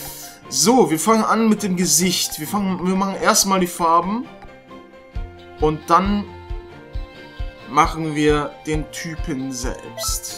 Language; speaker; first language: German; native; German